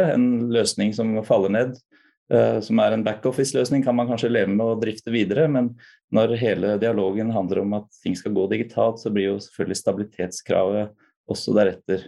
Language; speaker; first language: Norwegian; native; Norwegian